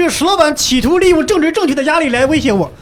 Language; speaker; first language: Chinese; native; Chinese